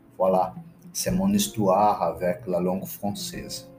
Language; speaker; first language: French; non-native, fluent; Portuguese